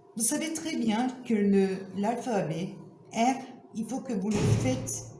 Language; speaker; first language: French; non-native, fluent; Turkish